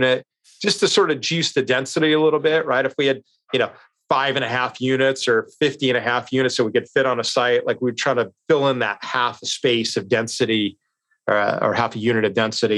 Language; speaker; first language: English; native; English